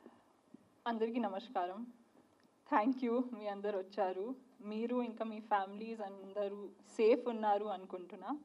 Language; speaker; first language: Telugu; non-native, learner; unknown